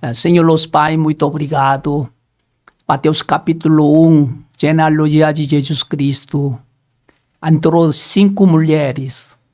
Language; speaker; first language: Portuguese; non-native, learner; Korean